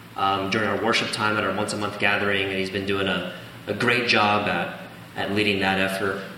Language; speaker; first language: English; early bilingual, other home language; Spanish